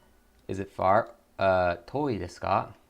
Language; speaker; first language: Japanese; non-native, learner; English